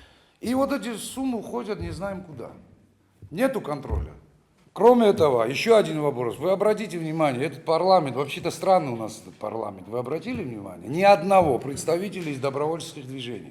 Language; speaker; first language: Russian; native; Russian